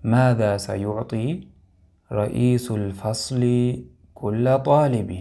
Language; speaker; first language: Arabic; non-native, fluent; Amharic